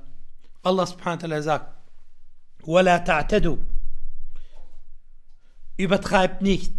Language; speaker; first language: German; non-native, fluent; Arabic